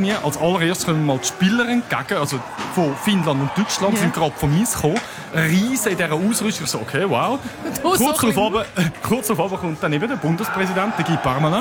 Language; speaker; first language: German; native; German